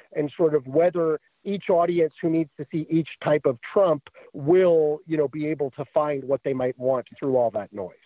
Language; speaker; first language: English; native; English